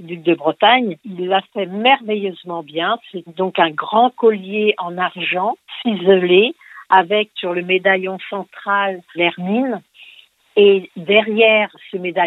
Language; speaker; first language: French; non-native, local second language; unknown